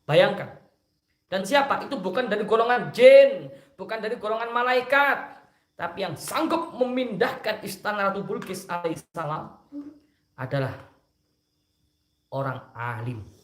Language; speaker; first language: Indonesian; native; Indonesian